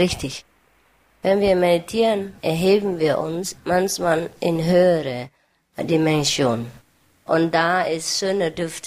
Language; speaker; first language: German; non-native, learner; Vietnamese